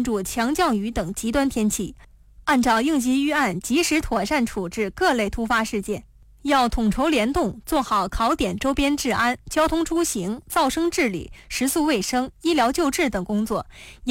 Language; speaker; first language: Chinese; native; Chinese